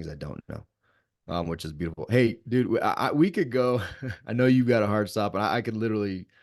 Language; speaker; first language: English; native; English